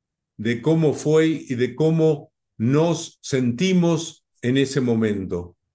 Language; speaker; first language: Portuguese; non-native, learner; Spanish